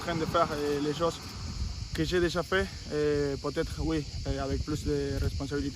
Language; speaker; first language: French; non-native, fluent; Spanish